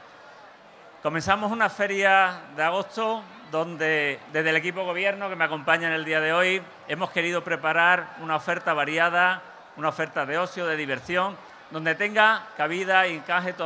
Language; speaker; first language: Spanish; native; Spanish